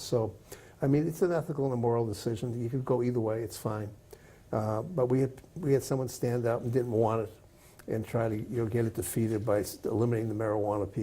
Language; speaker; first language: English; native; English